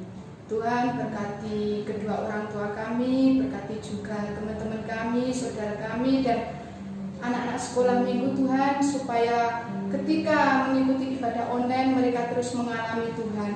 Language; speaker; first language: Indonesian; native; Indonesian